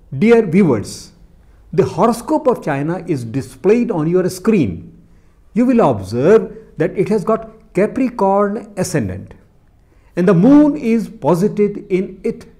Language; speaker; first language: English; non-native, local second language; Hindi